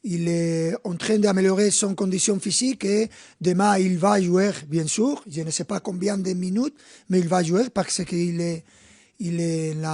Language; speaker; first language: French; non-native, fluent; Spanish